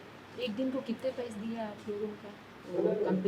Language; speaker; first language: Hindi; non-native, local second language; Telugu